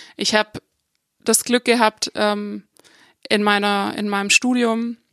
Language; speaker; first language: German; native; German